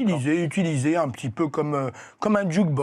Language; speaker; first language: French; native; French